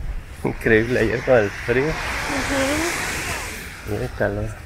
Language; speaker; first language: Spanish; native; Spanish